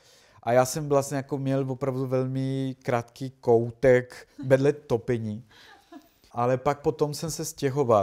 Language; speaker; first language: Czech; non-native, learner; Spanish